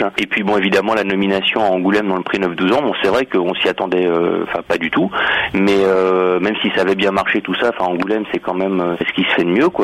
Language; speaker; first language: French; native; French